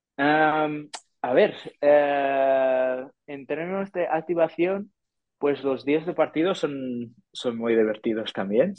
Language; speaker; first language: Spanish; non-native, fluent; English